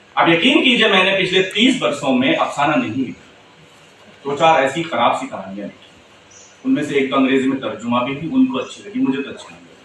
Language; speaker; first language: Urdu; non-native, local second language; Konkani